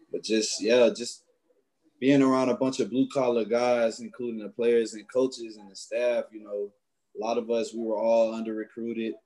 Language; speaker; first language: English; native; English